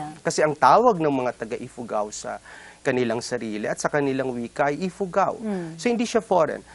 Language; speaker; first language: Filipino; non-native, local second language; Waray